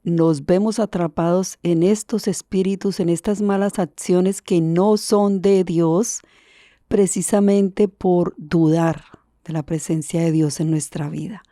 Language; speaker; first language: Spanish; native; Spanish